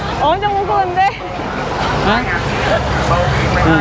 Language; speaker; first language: Korean; non-native, learner; Vietnamese